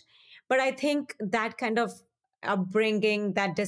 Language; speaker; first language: English; non-native, local second language; Hindi